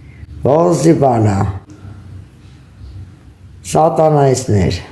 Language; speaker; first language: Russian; non-native, learner; Armenian